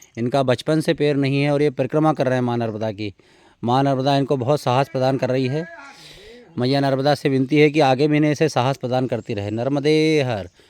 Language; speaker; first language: Hindi; non-native, local second language; Marathi